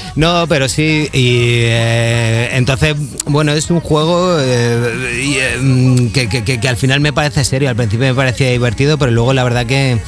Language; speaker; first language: Spanish; native; Spanish